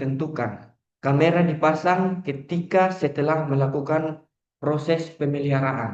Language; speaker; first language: Indonesian; native; Indonesian